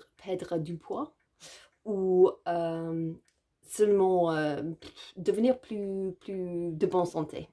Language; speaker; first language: French; non-native, learner; English